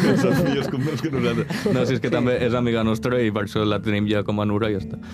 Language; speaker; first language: Catalan; non-native, local second language; Spanish